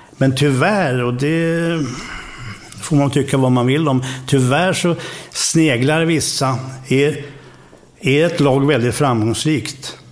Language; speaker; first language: Swedish; native; Swedish